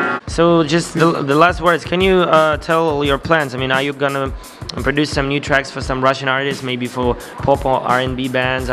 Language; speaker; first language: English; non-native, fluent; Russian